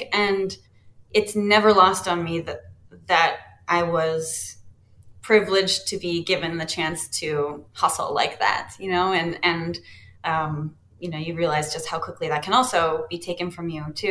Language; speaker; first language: English; native; English